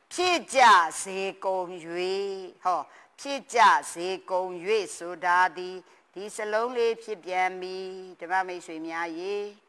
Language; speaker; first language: Burmese; native; Burmese